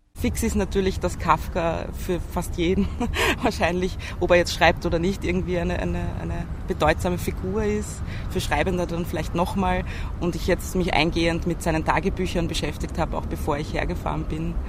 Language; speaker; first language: German; native; German